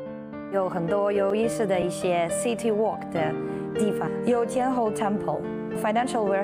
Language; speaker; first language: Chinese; non-native, fluent; Russian